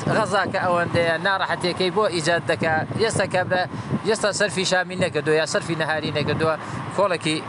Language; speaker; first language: Central Kurdish; native; Central Kurdish